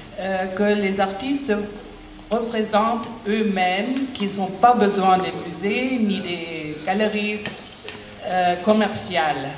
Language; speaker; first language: French; non-native, fluent; German